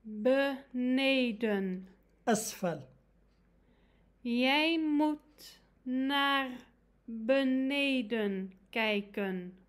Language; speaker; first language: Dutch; non-native, fluent; Arabic